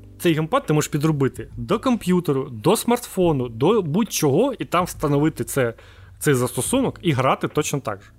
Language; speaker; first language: Ukrainian; native; Ukrainian